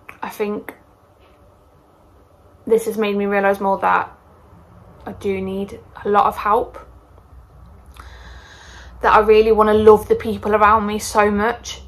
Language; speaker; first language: English; native; English